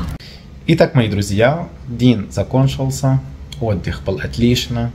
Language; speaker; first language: Russian; non-native, learner; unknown